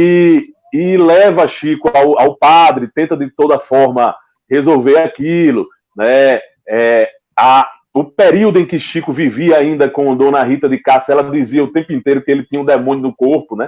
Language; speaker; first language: Portuguese; native; Portuguese